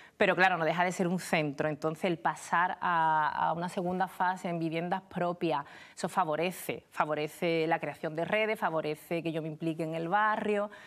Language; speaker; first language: Spanish; native; Spanish